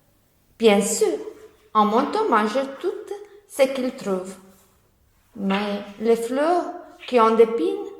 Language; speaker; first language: French; non-native, learner; Italian